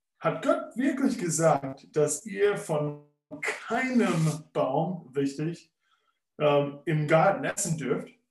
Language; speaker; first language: German; non-native, fluent; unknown